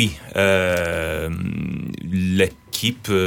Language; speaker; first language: French; non-native, fluent; English